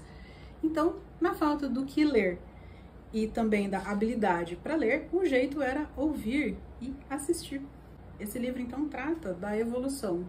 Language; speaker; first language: Portuguese; native; Portuguese